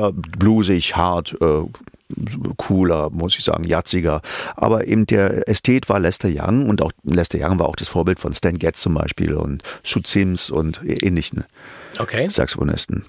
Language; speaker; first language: German; native; German